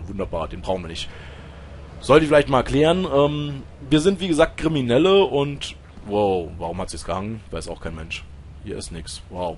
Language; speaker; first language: German; native; German